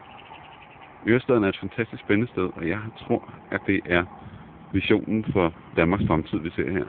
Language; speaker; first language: Danish; native; Danish